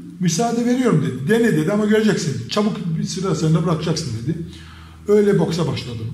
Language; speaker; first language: Turkish; early bilingual, heritage; Turkish